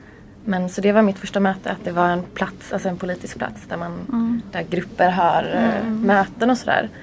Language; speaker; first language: Swedish; native; Swedish